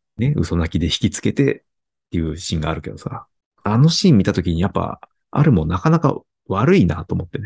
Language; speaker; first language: Japanese; native; Japanese